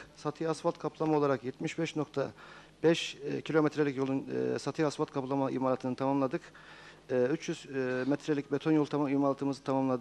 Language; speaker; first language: Turkish; native; Turkish